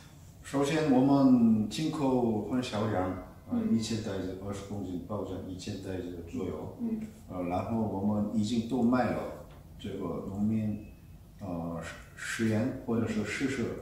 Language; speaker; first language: Chinese; non-native, fluent; Korean